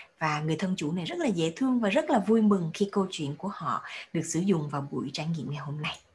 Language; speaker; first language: Vietnamese; early bilingual, heritage; Vietnamese